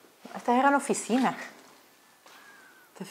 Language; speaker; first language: Spanish; native; Spanish